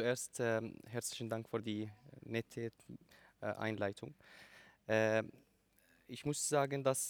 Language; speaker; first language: German; non-native, learner; Arabic